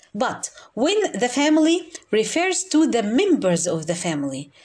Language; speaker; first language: English; non-native, fluent; Arabic